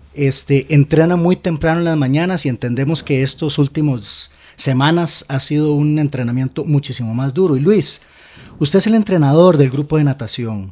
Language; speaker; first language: Spanish; native; Spanish